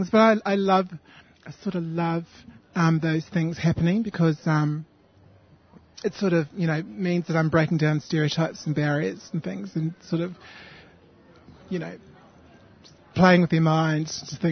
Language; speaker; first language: English; native; English